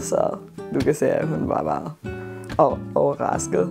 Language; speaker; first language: Danish; non-native, fluent; Italian